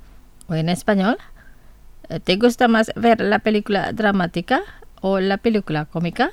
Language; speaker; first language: Spanish; non-native, fluent; Indonesian